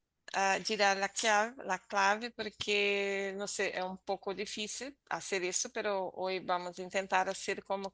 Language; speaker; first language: Spanish; non-native, learner; Portuguese